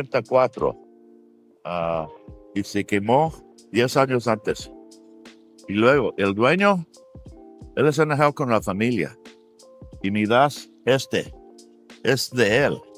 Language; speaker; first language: Spanish; non-native, learner; English